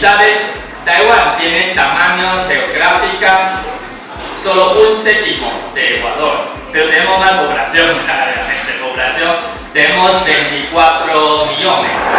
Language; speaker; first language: Spanish; non-native, fluent; Chinese